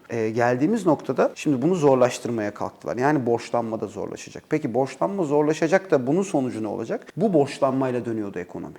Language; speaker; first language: Turkish; native; Turkish